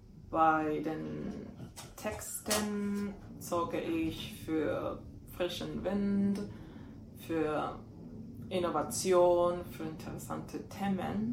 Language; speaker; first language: German; non-native, fluent; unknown